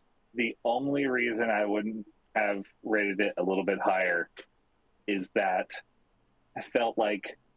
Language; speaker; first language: English; native; English